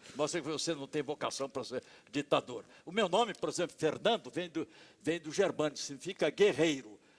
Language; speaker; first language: Portuguese; native; Portuguese